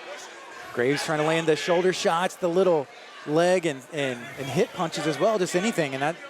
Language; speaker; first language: English; native; English